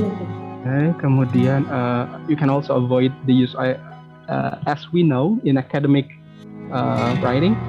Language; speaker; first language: English; non-native, fluent; Indonesian